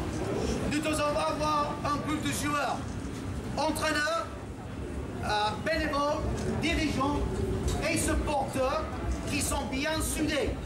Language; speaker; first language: French; non-native, fluent; English